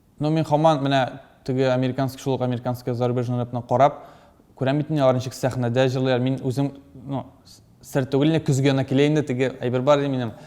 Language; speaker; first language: Tatar; native; Tatar